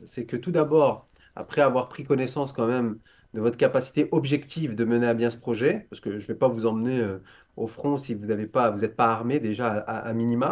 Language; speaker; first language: French; native; French